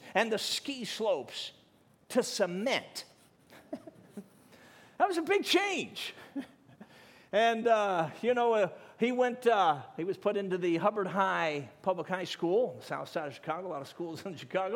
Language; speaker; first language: English; native; English